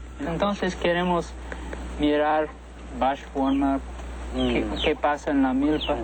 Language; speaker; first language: Spanish; non-native, learner; English